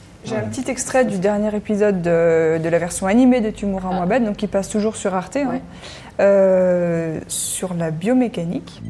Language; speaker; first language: French; native; French